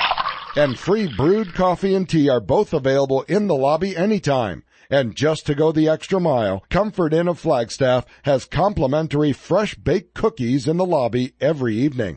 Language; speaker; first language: English; native; English